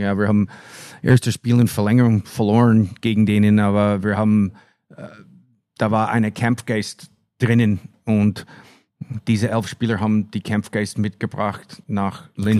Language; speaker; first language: German; non-native, fluent; English